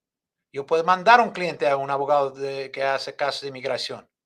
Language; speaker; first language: Spanish; non-native, fluent; English